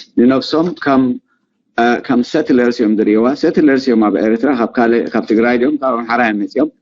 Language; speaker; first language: Tigrinya; non-native, local second language; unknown